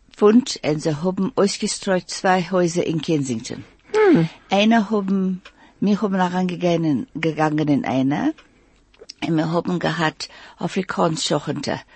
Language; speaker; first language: Yiddish; early bilingual, heritage; Yiddish